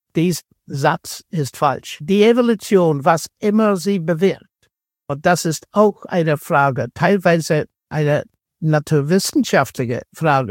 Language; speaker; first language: German; non-native, fluent; English